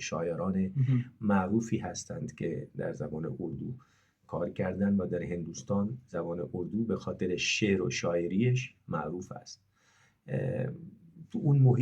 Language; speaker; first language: Persian; non-native, fluent; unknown